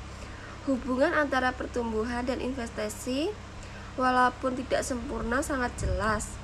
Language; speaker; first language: Indonesian; native; Indonesian